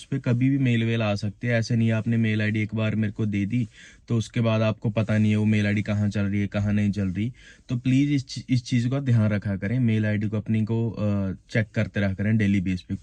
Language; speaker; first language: Hindi; native; Hindi